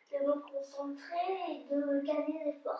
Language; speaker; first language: French; native; French